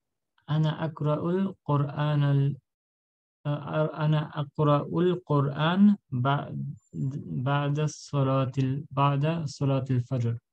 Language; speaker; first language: Arabic; non-native, learner; German